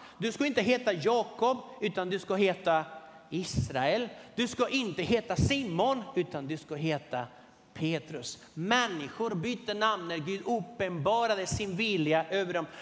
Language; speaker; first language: Swedish; non-native, fluent; Spanish